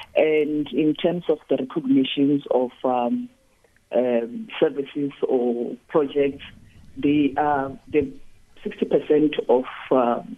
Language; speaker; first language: English; non-native, local second language; Tsonga